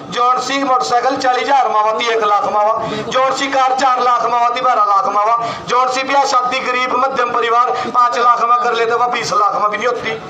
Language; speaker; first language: Hindi; native; Hindi